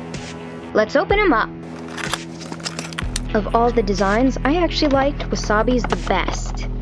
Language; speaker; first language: English; native; English